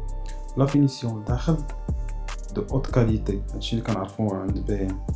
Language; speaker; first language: Arabic; native; Arabic